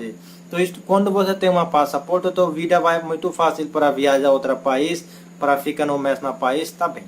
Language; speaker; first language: Portuguese; non-native, learner; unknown